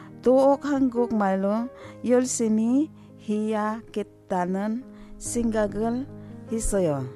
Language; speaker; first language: Korean; non-native, learner; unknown